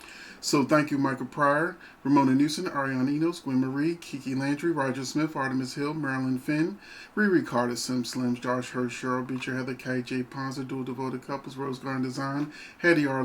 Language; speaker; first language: English; native; English